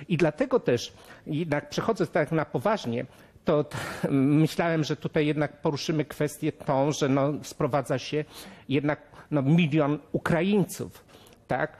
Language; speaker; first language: Polish; native; Polish